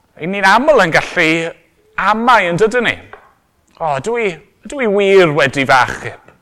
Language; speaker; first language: Welsh; native; Welsh